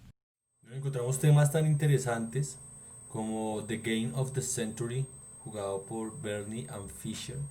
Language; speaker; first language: Spanish; native; Spanish